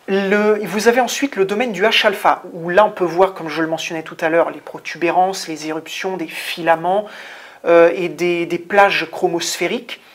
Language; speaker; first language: French; native; French